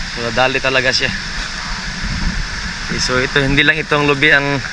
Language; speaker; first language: Filipino; non-native, local second language; Masbatenyo